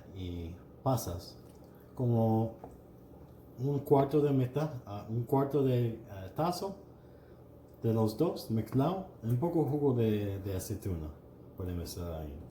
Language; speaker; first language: Spanish; non-native, learner; English